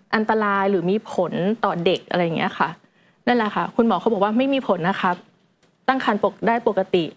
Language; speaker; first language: Thai; native; Thai